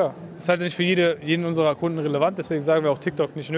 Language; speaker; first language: German; native; German